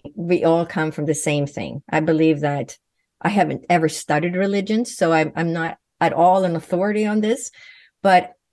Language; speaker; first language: English; non-native, fluent; Swedish